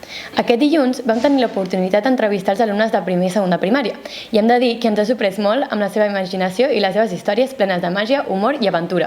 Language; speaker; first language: Catalan; native; Catalan